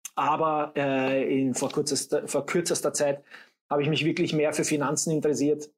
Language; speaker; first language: German; early bilingual, other home language; English